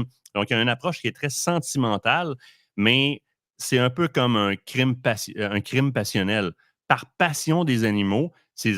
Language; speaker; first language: French; native; French